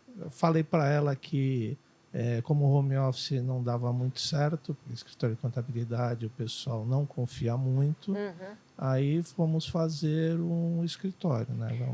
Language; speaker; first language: Portuguese; native; Portuguese